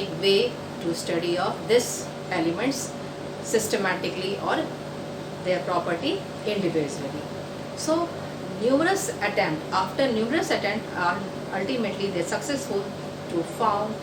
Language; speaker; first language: English; non-native, local second language; Hindi